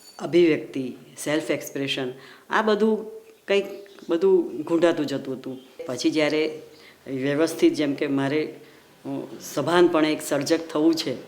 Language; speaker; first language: Gujarati; native; Gujarati